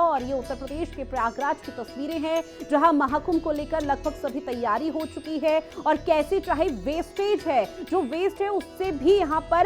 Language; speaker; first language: Hindi; native; Hindi